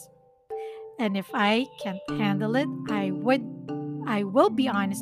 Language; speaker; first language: English; non-native, local second language; Filipino